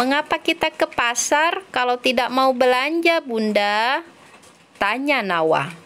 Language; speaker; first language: Indonesian; native; Indonesian